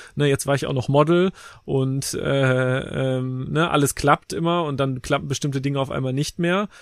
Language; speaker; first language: German; native; German